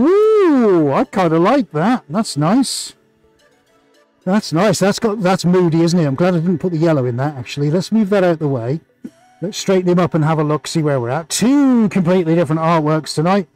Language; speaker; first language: English; native; English